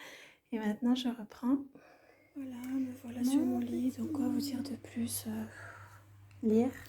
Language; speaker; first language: French; native; French